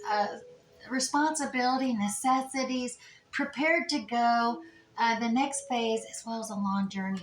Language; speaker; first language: English; native; English